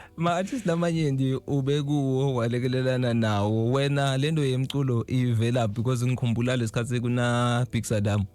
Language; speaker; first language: Zulu; native; Zulu